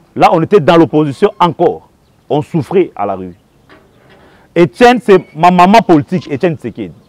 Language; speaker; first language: French; non-native, local second language; Lingala